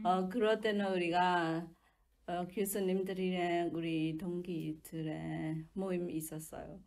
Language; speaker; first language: Korean; non-native, learner; Burmese